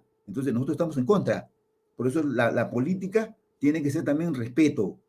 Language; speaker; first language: Spanish; native; Spanish